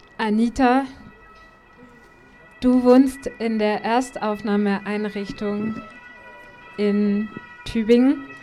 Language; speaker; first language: German; native; German